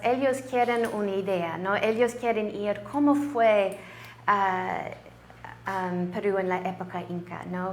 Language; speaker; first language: Spanish; non-native, learner; English